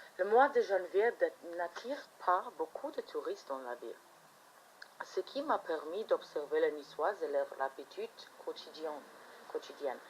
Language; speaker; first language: French; non-native, fluent; German